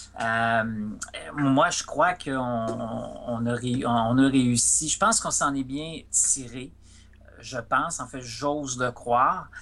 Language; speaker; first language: French; native; French